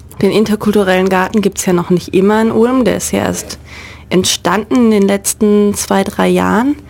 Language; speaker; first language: German; native; German